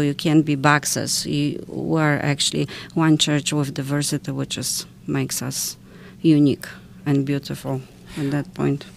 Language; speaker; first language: English; non-native, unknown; Polish